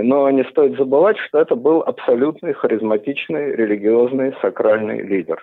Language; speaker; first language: Russian; native; Russian